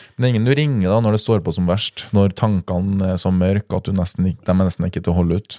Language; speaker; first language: Norwegian; native; Norwegian